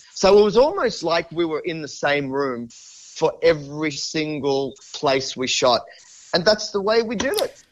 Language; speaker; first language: English; native; English